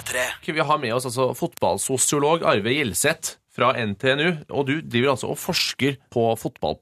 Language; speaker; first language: Norwegian; native; Norwegian